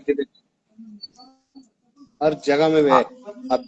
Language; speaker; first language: Hindi; non-native, local second language; Tibetan